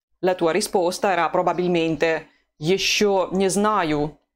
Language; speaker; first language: Italian; non-native, fluent; Russian